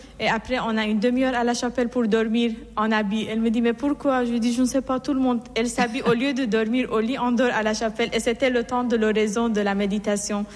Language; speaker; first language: French; non-native, fluent; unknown